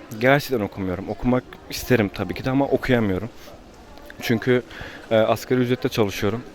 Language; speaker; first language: Turkish; native; Turkish